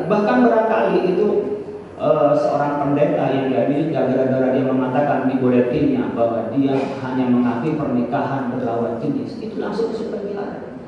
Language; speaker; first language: Indonesian; non-native, local second language; Madurese